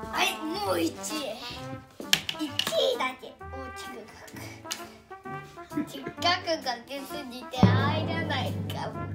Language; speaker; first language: Japanese; native; Japanese